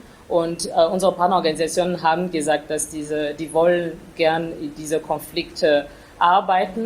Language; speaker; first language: German; non-native, fluent; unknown